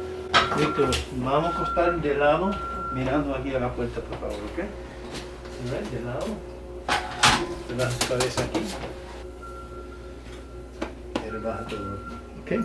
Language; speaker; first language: Spanish; non-native, learner; English